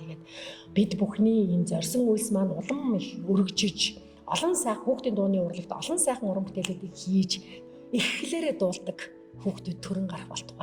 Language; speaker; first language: Mongolian; native; Mongolian